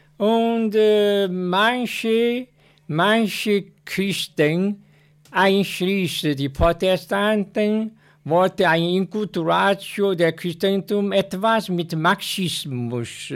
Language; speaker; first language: German; non-native, learner; Chinese